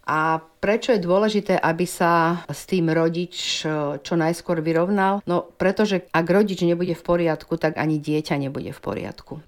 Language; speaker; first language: Slovak; native; Slovak